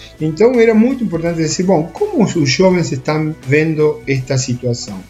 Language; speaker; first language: Portuguese; non-native, fluent; Spanish